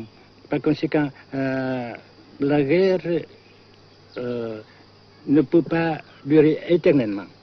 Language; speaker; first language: French; non-native, local second language; Vietnamese